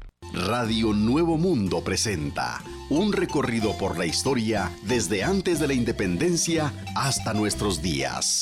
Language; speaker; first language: Spanish; native; Spanish